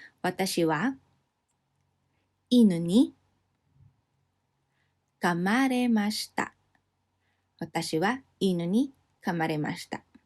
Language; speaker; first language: Japanese; non-native, fluent; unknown